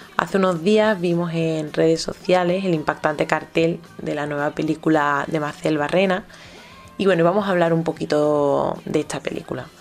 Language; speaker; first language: Spanish; native; Spanish